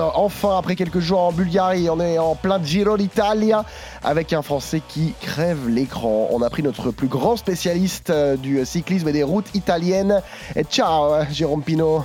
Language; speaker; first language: French; native; French